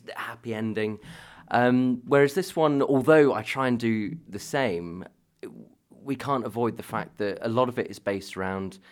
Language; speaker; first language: English; native; English